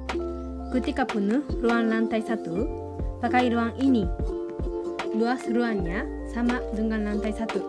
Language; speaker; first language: Indonesian; non-native, fluent; Japanese